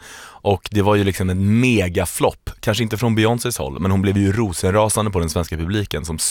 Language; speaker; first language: Swedish; native; Swedish